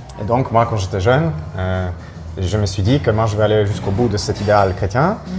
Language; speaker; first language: French; non-native, fluent; Polish